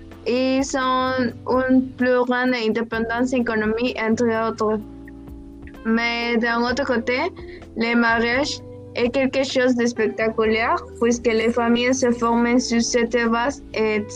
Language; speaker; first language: French; non-native, learner; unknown